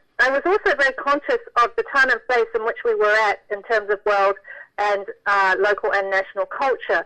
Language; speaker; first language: English; native; English